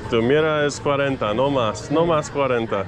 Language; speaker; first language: Spanish; non-native, learner; English